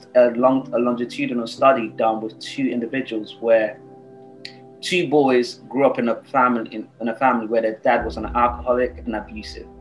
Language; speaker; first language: English; non-native, local second language; Yoruba